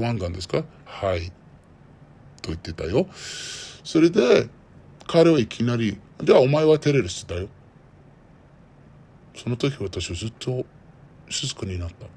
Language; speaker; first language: Japanese; non-native, learner; Arabic